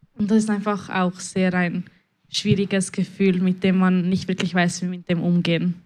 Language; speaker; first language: German; early bilingual, other home language; Spanish